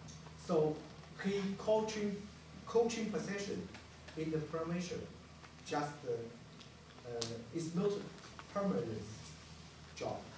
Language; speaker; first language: English; non-native, learner; Chinese